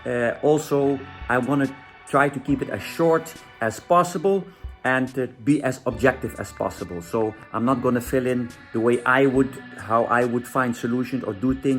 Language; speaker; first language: English; non-native, fluent; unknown